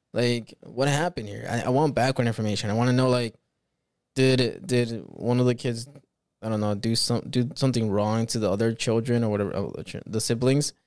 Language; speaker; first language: English; early bilingual, other home language; Spanish